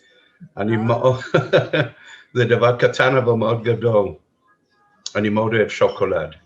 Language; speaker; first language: Hebrew; non-native, fluent; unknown